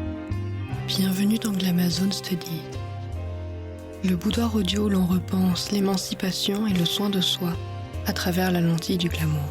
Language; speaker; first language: French; native; French